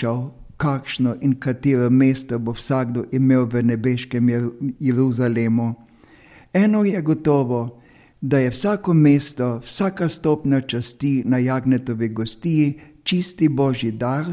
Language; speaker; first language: Slovenian; native; Slovenian